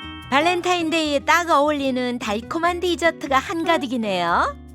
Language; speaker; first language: Korean; native; Korean